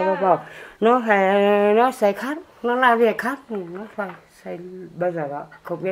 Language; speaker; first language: Vietnamese; non-native, local second language; Hmong